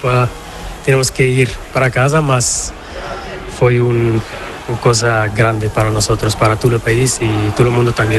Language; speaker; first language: Spanish; non-native, learner; Portuguese